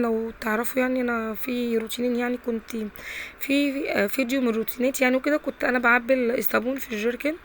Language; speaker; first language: Arabic; native; Arabic